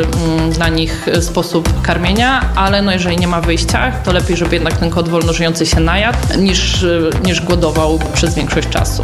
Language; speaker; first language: Polish; native; Polish